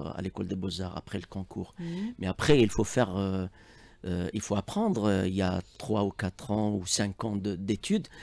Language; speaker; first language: French; non-native, local second language; Arabic